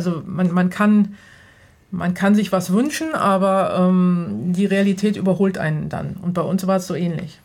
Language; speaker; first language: German; native; German